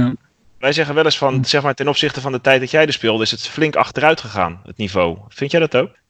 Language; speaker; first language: Dutch; native; Dutch